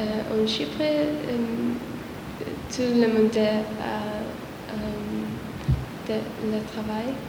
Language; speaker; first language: French; non-native, learner; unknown